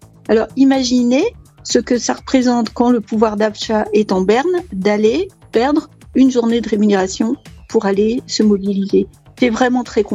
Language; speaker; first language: French; native; French